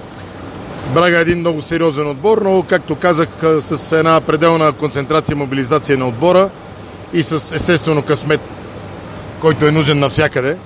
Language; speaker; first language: Bulgarian; native; Bulgarian